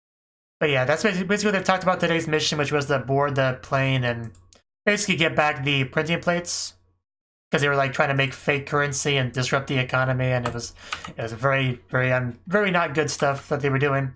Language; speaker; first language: English; native; English